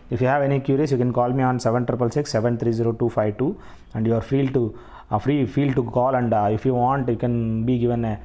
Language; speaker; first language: English; non-native, local second language; Telugu